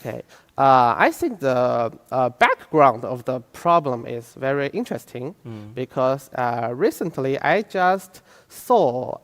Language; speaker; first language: English; non-native, fluent; Chinese